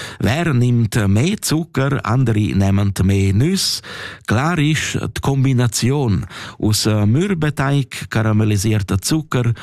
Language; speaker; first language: German; non-native, local second language; Romansh